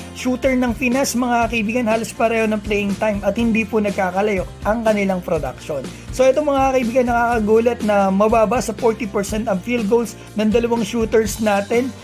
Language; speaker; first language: Filipino; native; Filipino